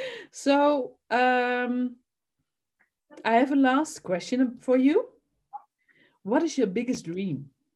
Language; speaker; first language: English; non-native, fluent; Dutch